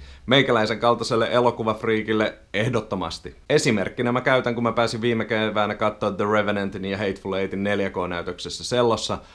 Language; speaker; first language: Finnish; native; Finnish